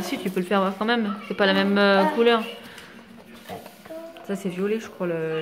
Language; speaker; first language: French; native; French